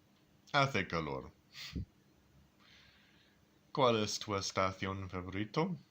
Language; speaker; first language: Spanish; non-native, learner; English